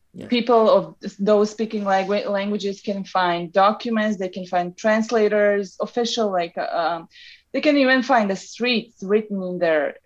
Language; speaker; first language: English; non-native, fluent; Serbian